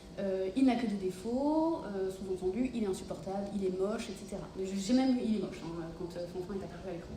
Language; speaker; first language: French; native; French